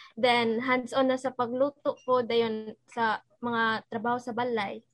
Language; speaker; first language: English; non-native, local second language; Cebuano